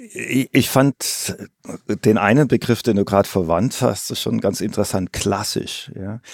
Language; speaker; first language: German; native; German